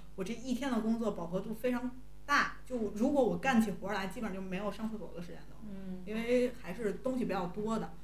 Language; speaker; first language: Chinese; native; Chinese